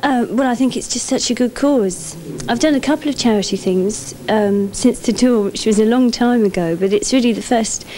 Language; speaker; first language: English; native; English